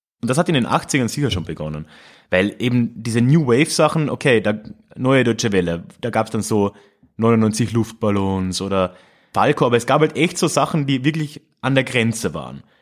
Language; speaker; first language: German; native; German